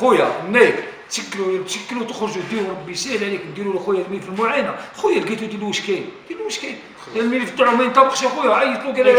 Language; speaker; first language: Arabic; native; Arabic